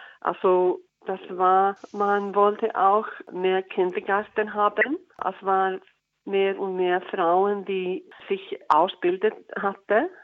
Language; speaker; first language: German; non-native, learner; Icelandic